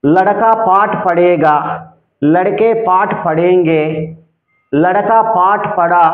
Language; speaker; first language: Hindi; non-native, local second language; Telugu